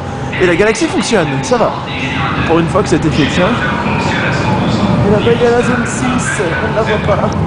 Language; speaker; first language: French; native; French